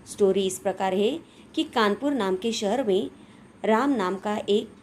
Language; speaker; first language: Hindi; non-native, local second language; Marathi